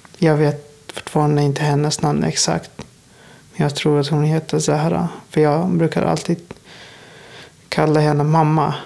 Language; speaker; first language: Swedish; non-native, fluent; Persian